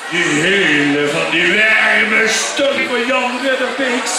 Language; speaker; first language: Dutch; native; Dutch